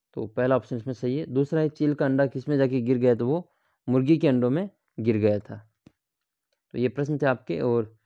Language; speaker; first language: Hindi; native; Hindi